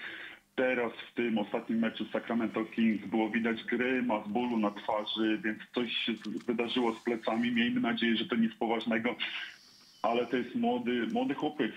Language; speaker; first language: Polish; native; Polish